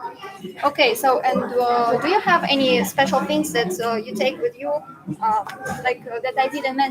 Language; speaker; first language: English; non-native, fluent; Russian